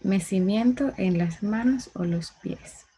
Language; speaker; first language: Spanish; non-native, learner; English